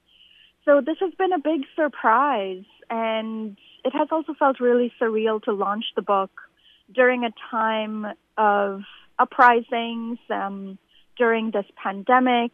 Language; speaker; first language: English; non-native, local second language; Bangla